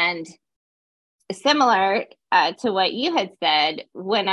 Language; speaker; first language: English; native; English